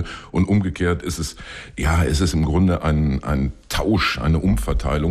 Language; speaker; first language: German; native; German